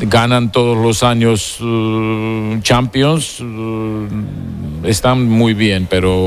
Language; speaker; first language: Spanish; non-native, fluent; Georgian